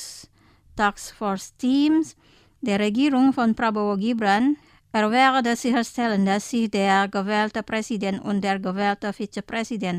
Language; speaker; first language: German; non-native, fluent; Indonesian